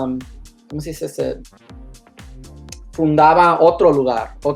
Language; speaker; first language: Spanish; early bilingual, heritage; Spanish